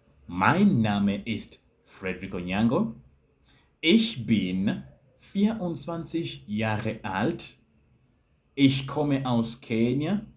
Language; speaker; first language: German; non-native, learner; English